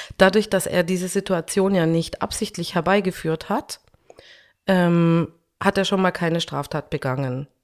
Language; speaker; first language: German; early bilingual, other home language; Hungarian